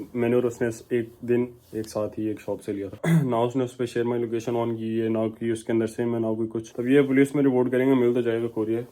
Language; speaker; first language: Urdu; native; Urdu